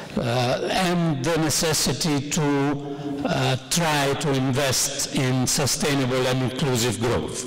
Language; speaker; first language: English; non-native, fluent; Italian